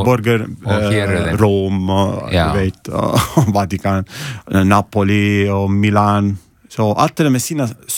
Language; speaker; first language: Icelandic; non-native, learner; Italian